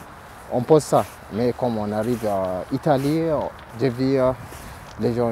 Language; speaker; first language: French; non-native, learner; Oromo